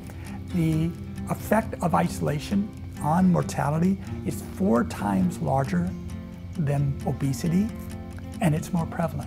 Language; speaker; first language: English; native; English